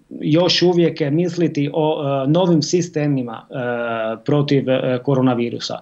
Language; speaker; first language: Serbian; non-native, fluent; Italian